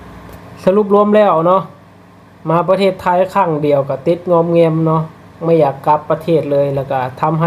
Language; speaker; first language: Thai; non-native, local second language; Lao